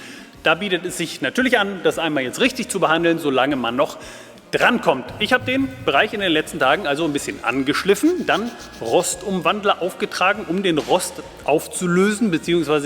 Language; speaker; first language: German; native; German